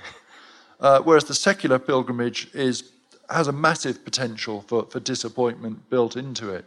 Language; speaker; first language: English; native; English